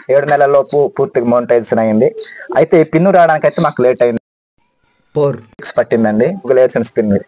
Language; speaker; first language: Telugu; non-native, local second language; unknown